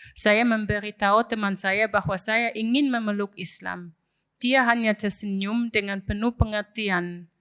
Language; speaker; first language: Indonesian; non-native, fluent; German